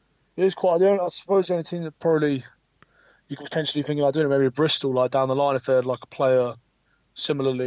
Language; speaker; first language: English; native; English